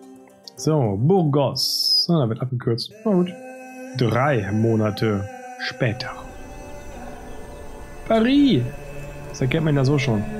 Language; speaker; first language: German; native; German